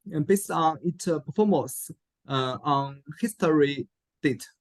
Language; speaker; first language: English; non-native, learner; Chinese